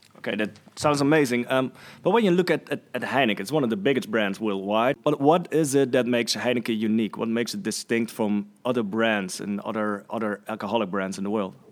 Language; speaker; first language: English; non-native, fluent; Dutch